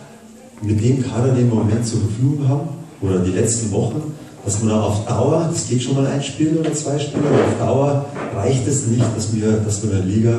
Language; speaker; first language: German; native; German